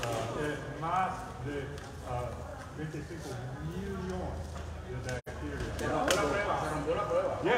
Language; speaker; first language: Spanish; non-native, learner; English